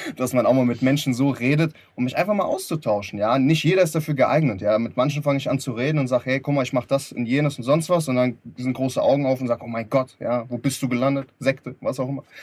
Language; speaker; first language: German; early bilingual, other home language; Lithuanian